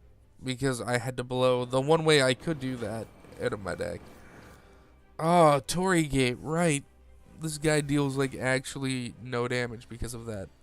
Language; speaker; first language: English; native; English